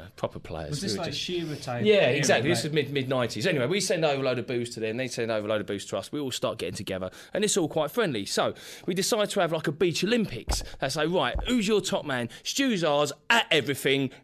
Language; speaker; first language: English; native; English